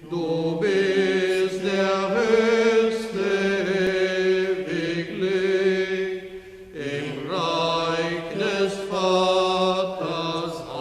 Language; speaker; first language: German; non-native, learner; Portuguese